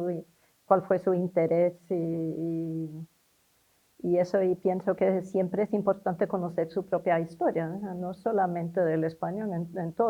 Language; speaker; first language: Spanish; non-native, fluent; Norwegian